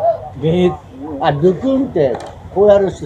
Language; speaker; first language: Japanese; native; Japanese